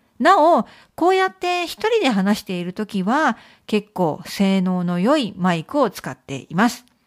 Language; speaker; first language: Japanese; native; Japanese